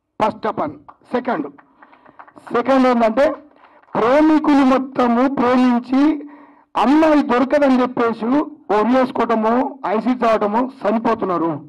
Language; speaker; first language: Telugu; native; Telugu